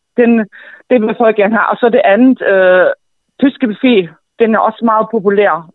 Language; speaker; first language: Danish; non-native, fluent; German